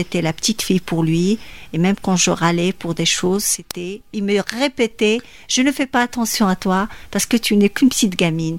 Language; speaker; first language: French; non-native, local second language; Arabic